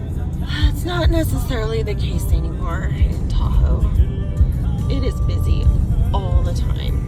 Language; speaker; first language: English; native; English